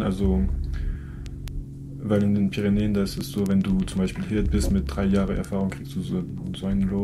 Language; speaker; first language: German; non-native, fluent; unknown